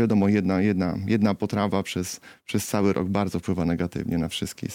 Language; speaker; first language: Polish; native; Polish